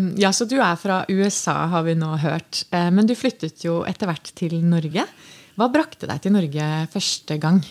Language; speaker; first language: Norwegian; native; Norwegian